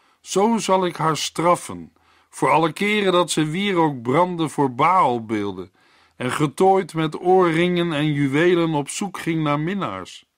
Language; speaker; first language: Dutch; native; Dutch